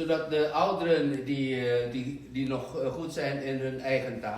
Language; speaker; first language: Dutch; non-native, fluent; Indonesian